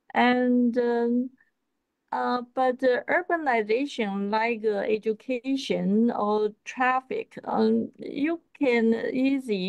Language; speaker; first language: English; non-native, fluent; Chinese